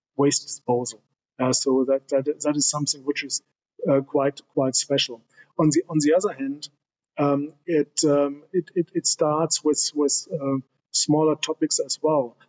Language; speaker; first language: English; non-native, fluent; German